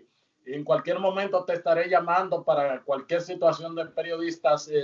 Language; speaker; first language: Spanish; native; Spanish